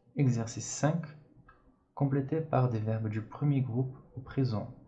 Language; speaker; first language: French; non-native, fluent; Portuguese